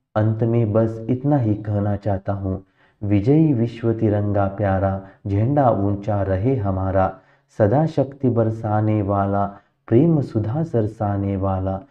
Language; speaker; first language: Hindi; non-native, local second language; Marathi